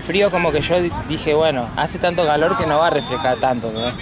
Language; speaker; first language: Spanish; native; Spanish